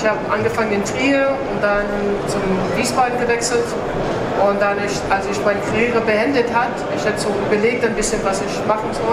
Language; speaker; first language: German; non-native, fluent; English